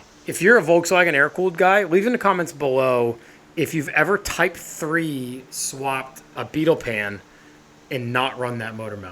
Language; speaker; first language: English; native; English